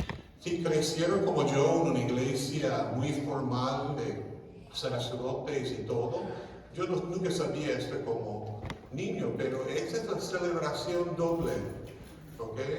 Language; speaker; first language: Spanish; non-native, fluent; English